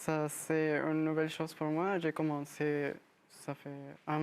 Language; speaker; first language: French; non-native, learner; Spanish